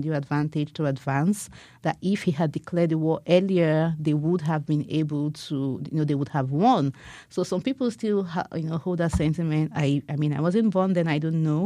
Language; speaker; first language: English; non-native, local second language; Igbo